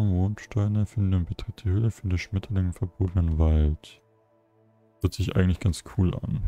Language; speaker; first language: German; native; German